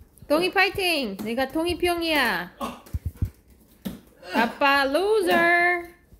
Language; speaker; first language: Korean; non-native, fluent; Russian